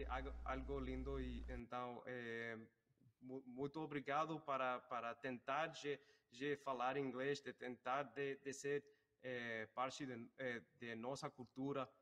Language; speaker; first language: Portuguese; non-native, learner; English